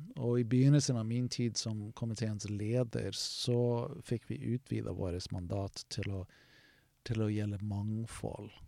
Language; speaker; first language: Norwegian; non-native, fluent; English